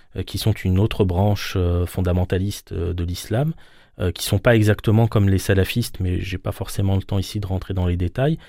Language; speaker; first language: French; native; French